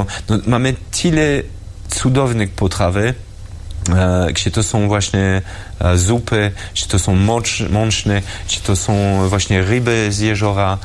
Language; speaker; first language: Polish; early bilingual, heritage; French